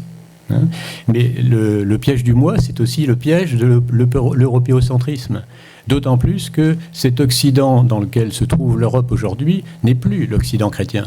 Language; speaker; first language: French; native; French